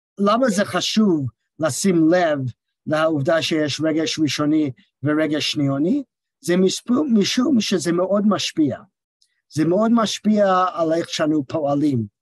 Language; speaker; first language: Hebrew; non-native, fluent; English